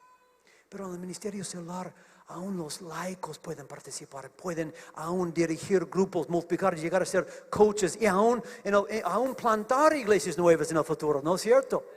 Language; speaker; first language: Spanish; non-native, fluent; English